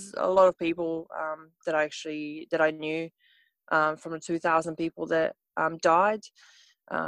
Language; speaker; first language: English; non-native, fluent; Serbian